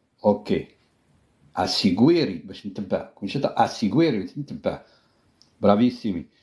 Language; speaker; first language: Italian; non-native, fluent; Arabic